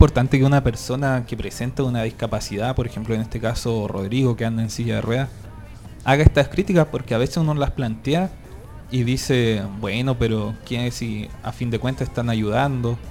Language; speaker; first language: Spanish; native; Spanish